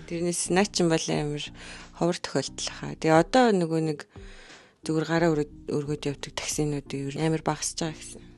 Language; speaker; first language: Mongolian; native; Mongolian